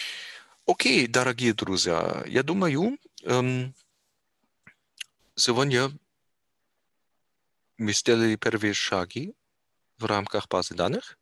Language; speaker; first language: Russian; non-native, learner; German